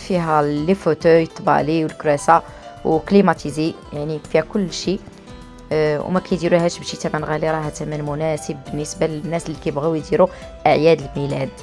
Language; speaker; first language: Arabic; native; Arabic